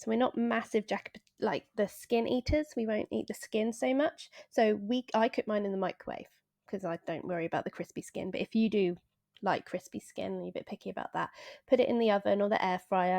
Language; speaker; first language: English; native; English